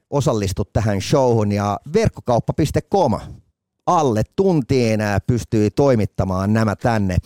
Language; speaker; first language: Finnish; native; Finnish